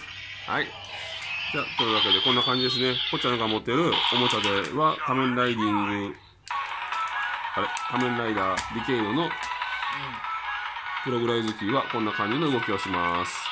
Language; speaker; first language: Japanese; native; Japanese